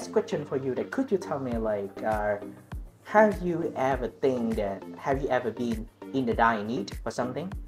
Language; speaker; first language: English; non-native, learner; Vietnamese